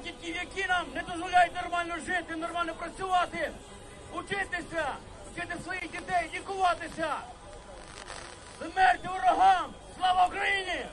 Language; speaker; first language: Ukrainian; native; Ukrainian